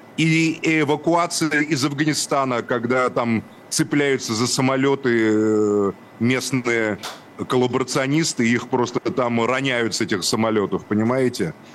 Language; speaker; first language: Russian; native; Russian